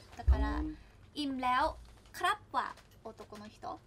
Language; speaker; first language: Japanese; non-native, learner; Thai